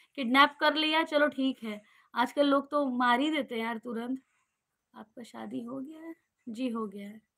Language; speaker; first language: Hindi; native; Hindi